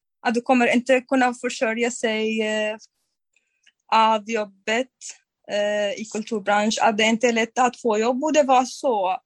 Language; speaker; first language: Swedish; non-native, fluent; Arabic